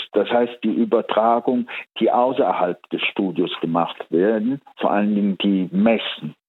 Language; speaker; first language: German; early bilingual, heritage; Italian